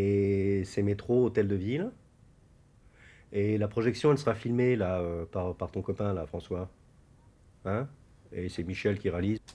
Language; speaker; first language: French; native; French